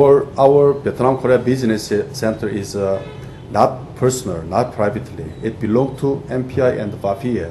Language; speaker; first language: English; non-native, fluent; Korean